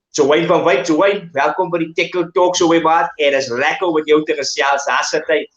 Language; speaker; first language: Afrikaans; native; Afrikaans